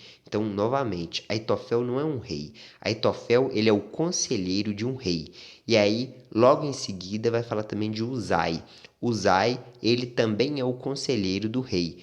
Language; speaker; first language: Portuguese; native; Portuguese